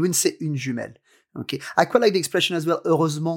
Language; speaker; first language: French; native; French